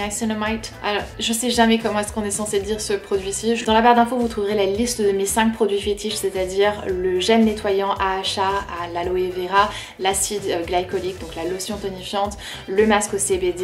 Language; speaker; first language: French; native; French